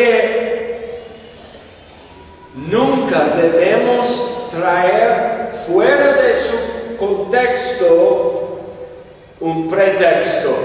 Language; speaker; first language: Spanish; non-native, fluent; English